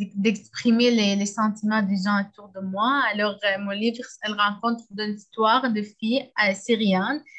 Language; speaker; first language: French; non-native, learner; Arabic